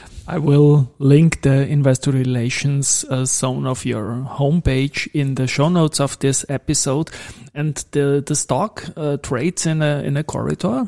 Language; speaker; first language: English; non-native, fluent; German